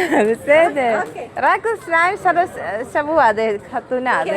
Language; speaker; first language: Hebrew; non-native, learner; Malayalam